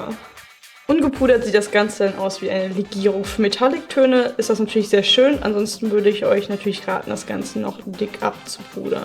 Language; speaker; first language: German; native; German